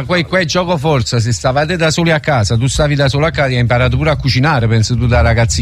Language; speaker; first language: Italian; native; Italian